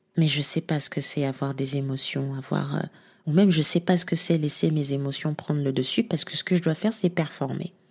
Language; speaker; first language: French; non-native, local second language; Lingala